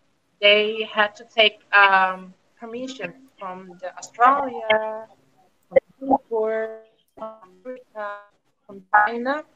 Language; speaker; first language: English; non-native, learner; Indonesian